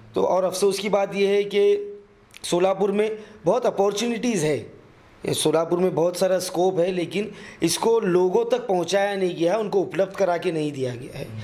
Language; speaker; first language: Hindi; non-native, local second language; Urdu